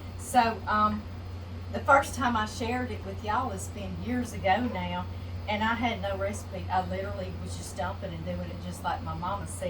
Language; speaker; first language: English; native; English